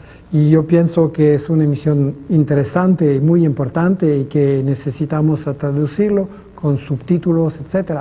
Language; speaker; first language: Spanish; non-native, fluent; French